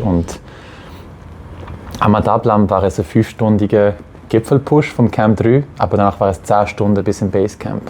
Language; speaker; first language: German; non-native, local second language; French